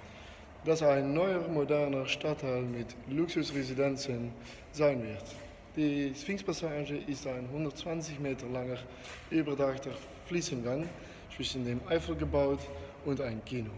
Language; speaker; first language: German; non-native, learner; Dutch